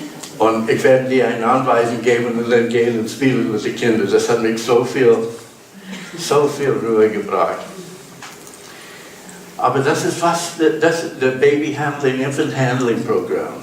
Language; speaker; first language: German; non-native, learner; English